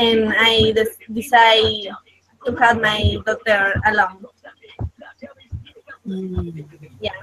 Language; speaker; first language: English; non-native, learner; Spanish